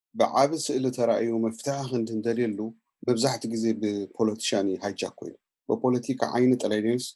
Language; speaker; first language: Tigrinya; native; Tigrinya